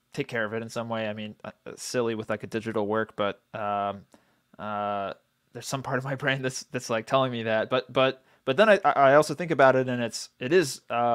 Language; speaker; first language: English; native; English